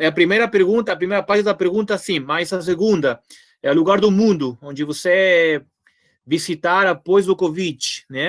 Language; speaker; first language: Portuguese; non-native, fluent; Spanish